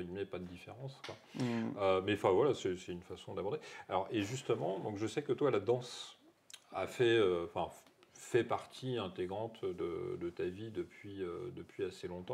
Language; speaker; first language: French; native; French